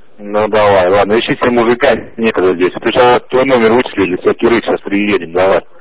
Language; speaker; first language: Russian; non-native, local second language; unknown